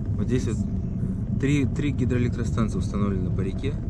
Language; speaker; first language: Russian; native; Russian